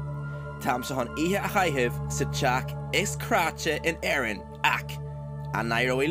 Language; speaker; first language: Irish; non-native, local second language; English